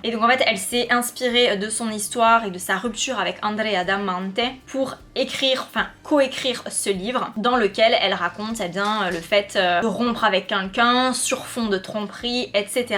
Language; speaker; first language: French; native; French